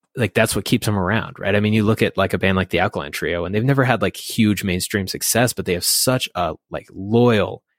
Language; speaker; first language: English; native; English